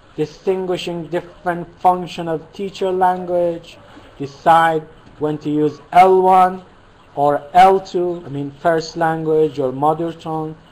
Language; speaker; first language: English; non-native, fluent; Persian